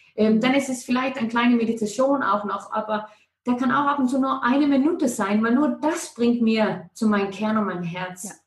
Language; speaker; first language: German; non-native, fluent; Danish